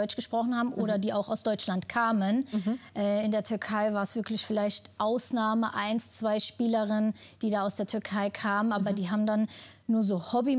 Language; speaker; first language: German; native; German